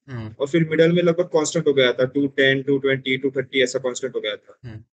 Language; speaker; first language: Hindi; non-native, local second language; Marathi